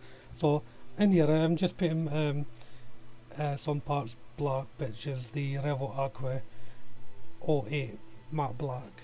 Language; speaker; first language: English; native; English